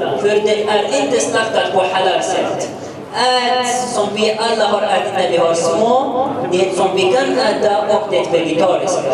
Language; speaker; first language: Swedish; early bilingual, other home language; Arabic